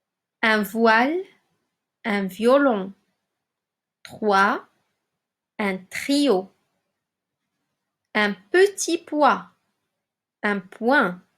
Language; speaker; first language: French; non-native, local second language; Arabic